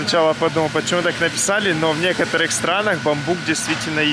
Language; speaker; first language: Russian; native; Russian